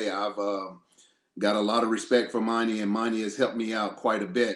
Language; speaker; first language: English; native; English